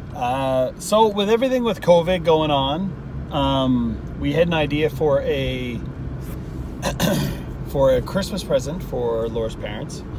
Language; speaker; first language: English; native; English